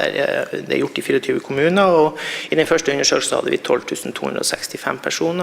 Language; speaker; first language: Norwegian; native; Norwegian